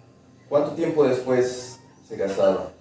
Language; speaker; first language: Spanish; non-native, fluent; Portuguese